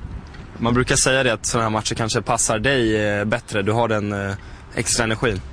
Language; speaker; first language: Swedish; native; Swedish